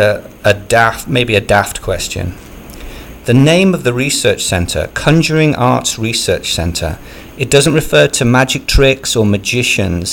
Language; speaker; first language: English; native; English